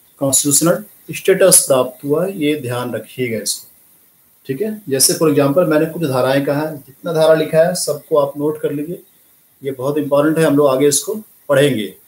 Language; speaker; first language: Hindi; native; Hindi